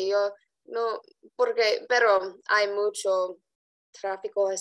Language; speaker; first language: Spanish; non-native, learner; English